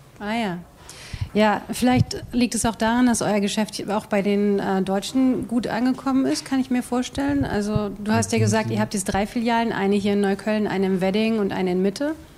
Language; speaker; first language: German; native; German